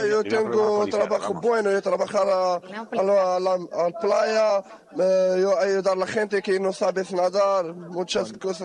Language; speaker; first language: Spanish; non-native, learner; Arabic